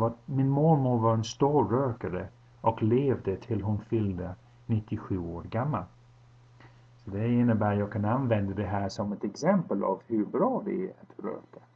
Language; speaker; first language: Swedish; non-native, fluent; English